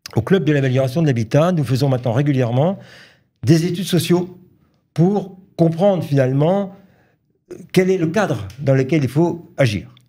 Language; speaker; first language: French; native; French